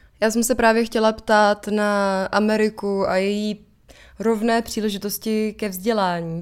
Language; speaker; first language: Czech; native; Czech